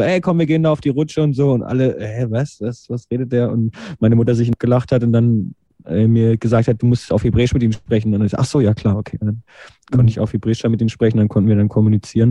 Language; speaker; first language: German; native; German